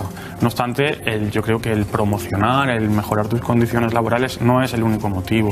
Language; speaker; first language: Spanish; native; Spanish